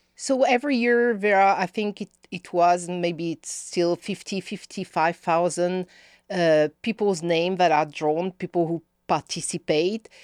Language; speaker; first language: English; non-native, fluent; French